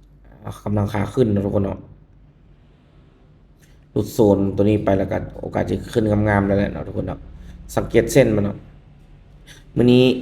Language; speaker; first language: Thai; non-native, local second language; Northeastern Thai